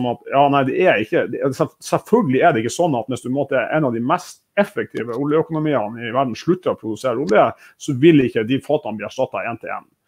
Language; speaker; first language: Norwegian; native; Norwegian